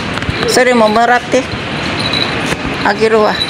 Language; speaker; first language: Japanese; non-native, learner; Filipino